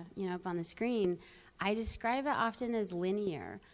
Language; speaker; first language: English; native; English